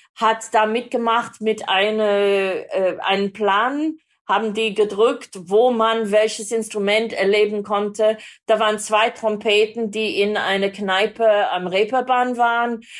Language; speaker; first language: German; non-native, fluent; English